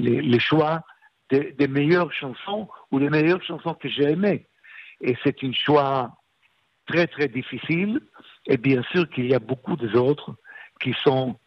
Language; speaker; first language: French; non-native, fluent; Hebrew